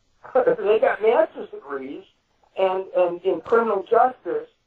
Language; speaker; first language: English; native; English